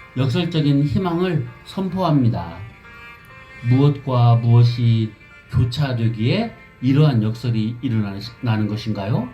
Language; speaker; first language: Korean; native; Korean